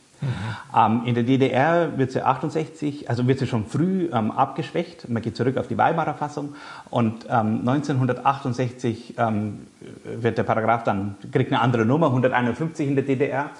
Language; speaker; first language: German; native; German